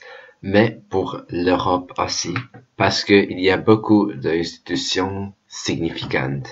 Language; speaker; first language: French; non-native, learner; Czech